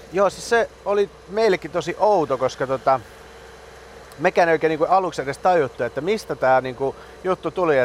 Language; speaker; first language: Finnish; early bilingual, other home language; Persian